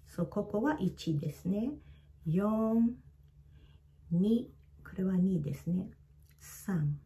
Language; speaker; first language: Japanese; non-native, fluent; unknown